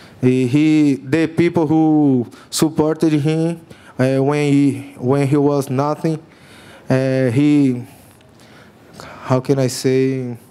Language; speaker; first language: English; non-native, learner; Portuguese